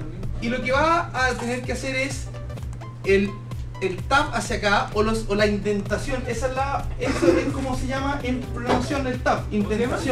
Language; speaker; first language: Spanish; native; Spanish